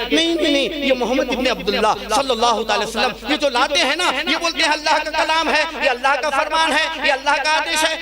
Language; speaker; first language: Urdu; native; Urdu